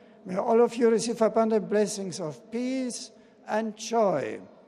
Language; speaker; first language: English; non-native, fluent; German